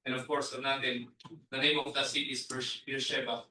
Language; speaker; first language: English; non-native, local second language; Filipino